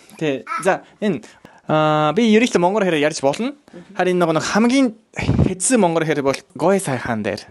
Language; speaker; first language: Mongolian; non-native, learner; Japanese